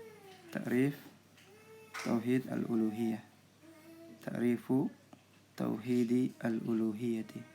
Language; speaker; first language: Arabic; non-native, fluent; Indonesian